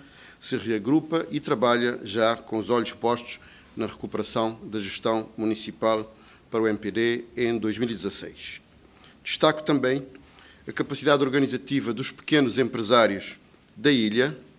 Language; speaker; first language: Portuguese; native; Portuguese